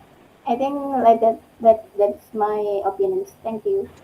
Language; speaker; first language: English; non-native, learner; Indonesian